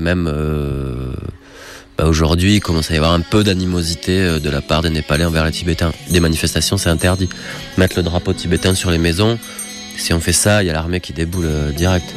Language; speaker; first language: French; native; French